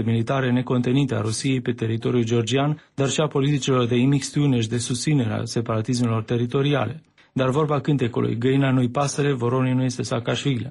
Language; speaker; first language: Romanian; native; Romanian